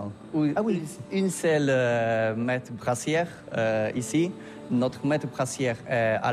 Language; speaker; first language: French; non-native, learner; Polish